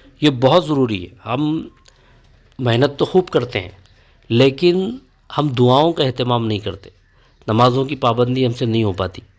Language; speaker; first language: Urdu; native; Urdu